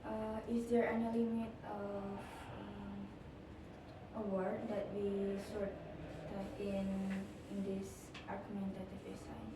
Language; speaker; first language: English; non-native, learner; Indonesian